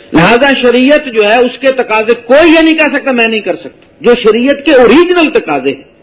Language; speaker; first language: Urdu; native; Urdu